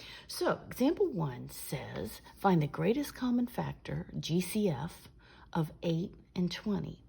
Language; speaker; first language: English; native; English